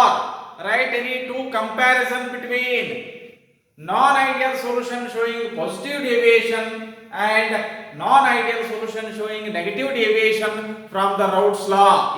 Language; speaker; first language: English; non-native, local second language; Kannada